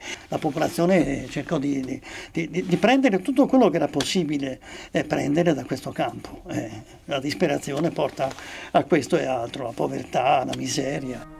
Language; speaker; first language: Italian; native; Italian